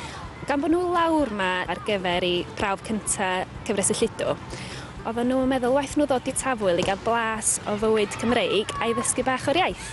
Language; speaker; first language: Welsh; native; Welsh